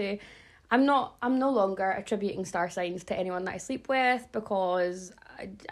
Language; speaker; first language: English; native; English